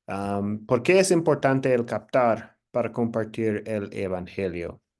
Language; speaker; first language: Spanish; non-native, fluent; English